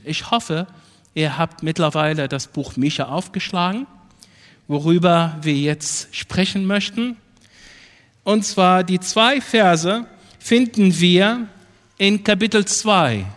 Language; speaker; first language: German; non-native, fluent; Arabic